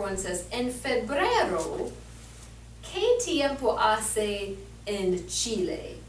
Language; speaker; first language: Spanish; non-native, learner; English